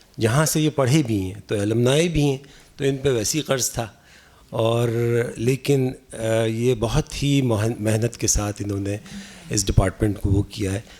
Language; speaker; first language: Urdu; native; Urdu